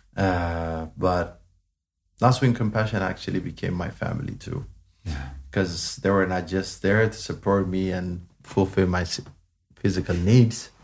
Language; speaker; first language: English; non-native, fluent; Amharic